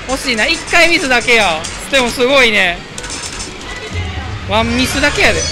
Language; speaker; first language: Japanese; native; Japanese